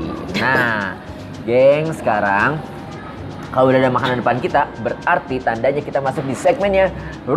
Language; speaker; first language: Indonesian; native; Indonesian